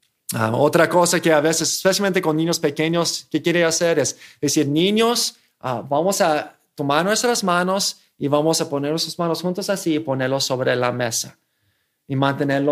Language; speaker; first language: Spanish; non-native, fluent; English